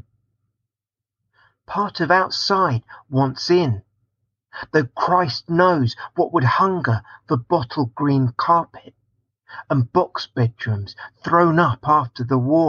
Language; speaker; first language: English; native; English